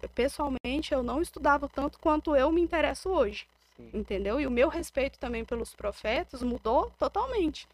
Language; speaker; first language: Portuguese; native; Portuguese